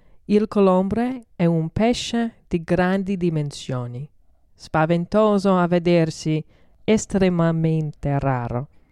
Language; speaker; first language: Italian; non-native, learner; English